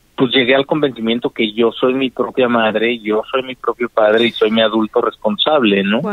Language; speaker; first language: Spanish; native; Spanish